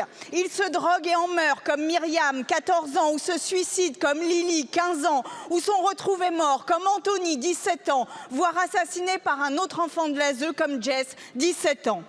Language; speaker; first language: French; native; French